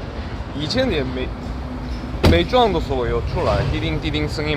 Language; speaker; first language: Chinese; non-native, learner; Korean